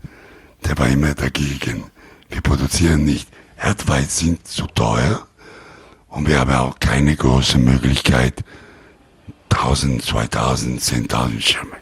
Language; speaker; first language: German; non-native, learner; Italian